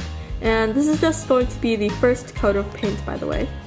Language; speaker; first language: English; native; English